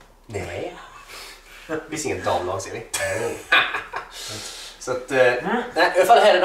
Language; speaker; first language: Swedish; native; Swedish